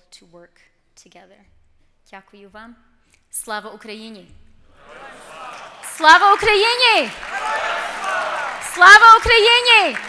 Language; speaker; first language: Ukrainian; early bilingual, heritage; Ukrainian